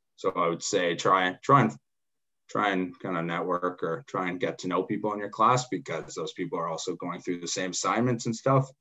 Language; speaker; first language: English; native; English